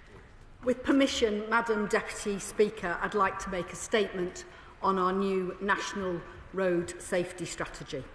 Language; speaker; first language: English; native; English